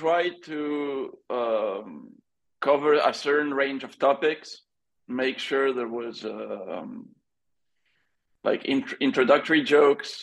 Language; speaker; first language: English; non-native, fluent; French